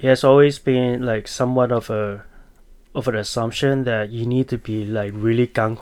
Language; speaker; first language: English; non-native, local second language; Chinese